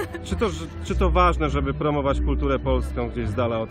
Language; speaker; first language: Polish; native; Polish